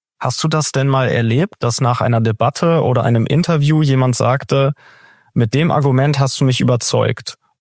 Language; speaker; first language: German; native; German